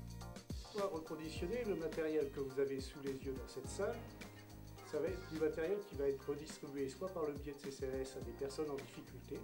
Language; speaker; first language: French; native; French